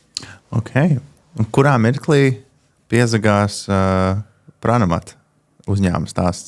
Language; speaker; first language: Latvian; native; Latvian